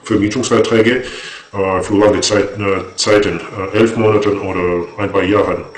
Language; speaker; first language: German; non-native, fluent; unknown